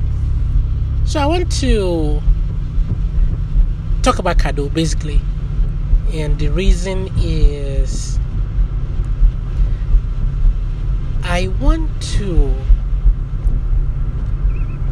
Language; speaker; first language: English; non-native, local second language; Hausa